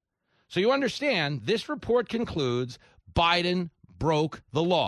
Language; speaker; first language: English; native; English